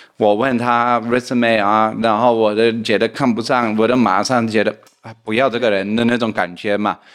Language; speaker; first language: Chinese; non-native, fluent; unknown